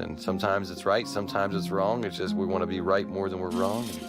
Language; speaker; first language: English; native; English